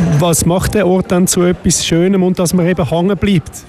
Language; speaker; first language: German; native; German